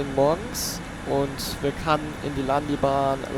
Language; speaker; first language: German; non-native, learner; English